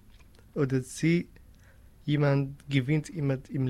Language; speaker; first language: German; non-native, learner; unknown